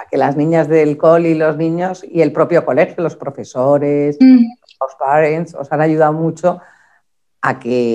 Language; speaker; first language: Spanish; native; Spanish